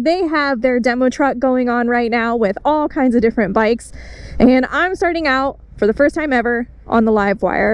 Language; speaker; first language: English; native; English